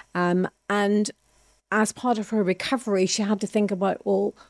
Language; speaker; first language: English; native; English